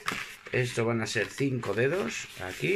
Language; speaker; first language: Spanish; native; Spanish